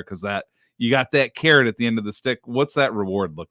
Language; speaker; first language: English; native; English